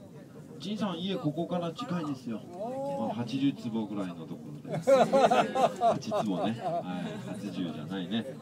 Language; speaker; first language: Japanese; non-native, fluent; Chinese